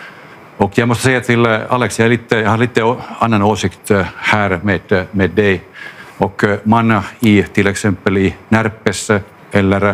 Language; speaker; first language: Swedish; non-native, local second language; Finnish